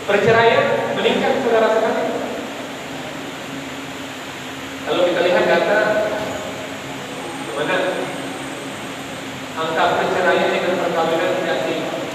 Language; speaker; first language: Indonesian; native; Indonesian